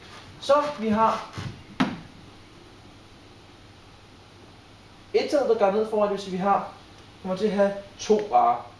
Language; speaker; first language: Danish; native; Danish